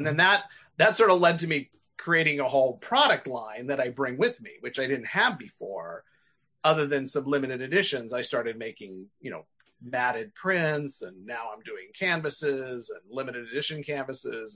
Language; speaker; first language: English; native; English